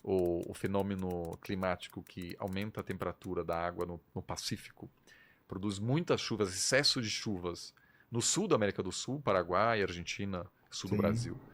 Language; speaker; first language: Portuguese; non-native, fluent; German